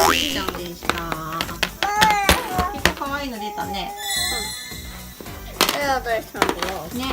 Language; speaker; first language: Japanese; native; Japanese